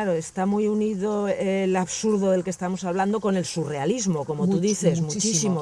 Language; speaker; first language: Spanish; native; Spanish